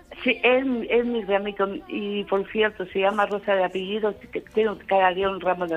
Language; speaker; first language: Spanish; native; Spanish